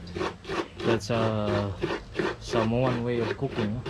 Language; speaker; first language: English; non-native, learner; Filipino